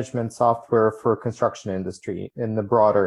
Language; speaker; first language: English; non-native, fluent; Ukrainian